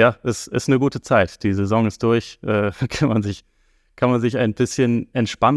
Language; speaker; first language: German; native; German